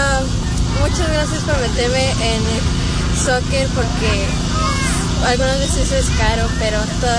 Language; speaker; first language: Spanish; early bilingual, other home language; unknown